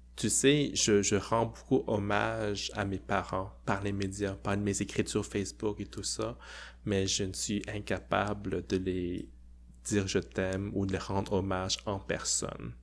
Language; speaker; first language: French; early bilingual, other home language; Cantonese